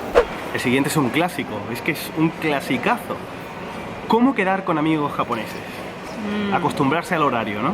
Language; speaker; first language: Spanish; native; Spanish